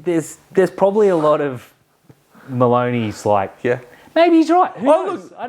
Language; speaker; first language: English; native; English